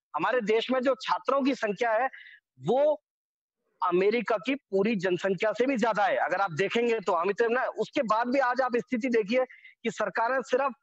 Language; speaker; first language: Hindi; native; Hindi